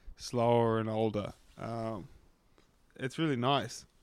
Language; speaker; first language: English; native; English